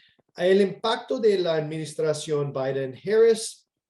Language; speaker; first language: Spanish; non-native, fluent; English